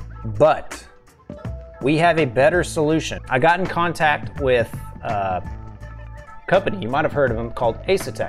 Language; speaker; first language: English; native; English